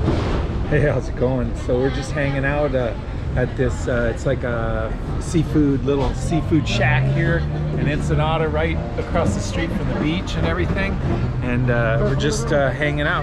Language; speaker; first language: English; native; English